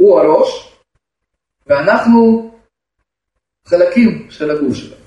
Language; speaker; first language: Hebrew; non-native, fluent; Russian